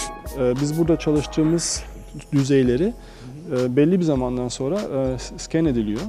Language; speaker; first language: Turkish; native; Turkish